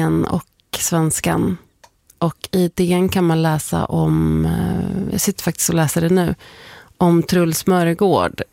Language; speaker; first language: Swedish; native; Swedish